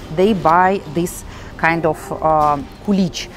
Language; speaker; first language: English; non-native, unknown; Russian